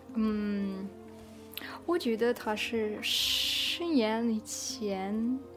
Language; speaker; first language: Chinese; non-native, fluent; Russian